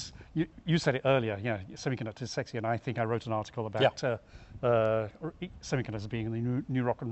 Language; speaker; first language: English; native; English